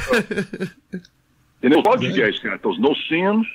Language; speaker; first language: English; native; English